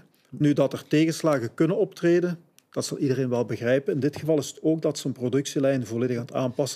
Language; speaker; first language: Dutch; native; Dutch